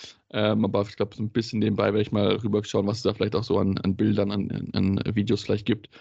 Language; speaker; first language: German; native; German